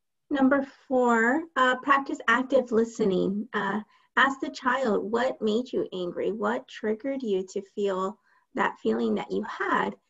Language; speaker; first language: English; native; English